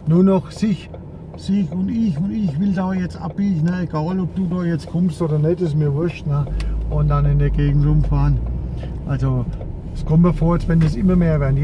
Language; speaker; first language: German; native; German